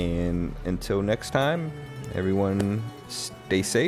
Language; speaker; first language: English; native; English